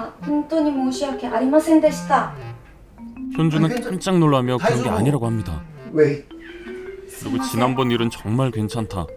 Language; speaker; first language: Korean; native; Korean